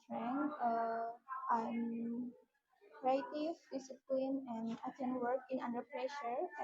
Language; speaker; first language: English; non-native, learner; Indonesian